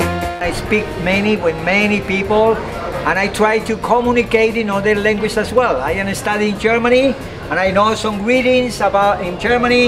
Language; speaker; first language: English; non-native, learner; Spanish